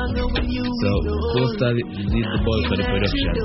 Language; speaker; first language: English; non-native, local second language; Jamaican Creole English